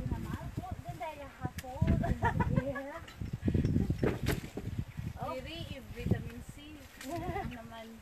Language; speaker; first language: Danish; non-native, fluent; Filipino